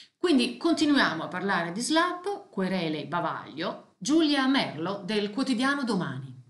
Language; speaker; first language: Italian; native; Italian